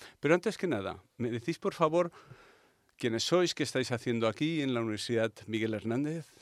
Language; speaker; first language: Spanish; native; Spanish